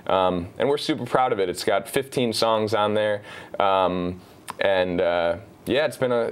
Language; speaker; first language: English; native; English